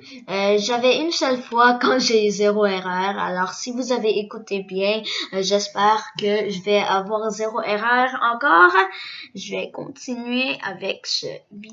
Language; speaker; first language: French; early bilingual, other home language; Korean